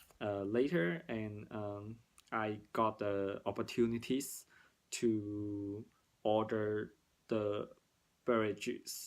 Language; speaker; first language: English; non-native, learner; Cantonese